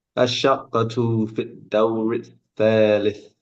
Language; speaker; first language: Arabic; non-native, learner; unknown